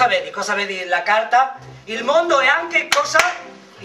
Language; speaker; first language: Italian; non-native, learner; Spanish